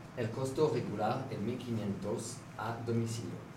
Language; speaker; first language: Spanish; non-native, fluent; French